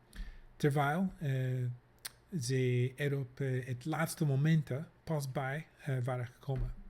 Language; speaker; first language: Dutch; non-native, fluent; English